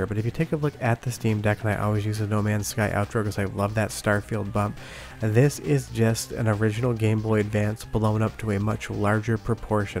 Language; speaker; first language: English; native; English